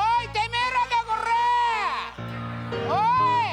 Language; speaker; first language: Indonesian; non-native, fluent; Japanese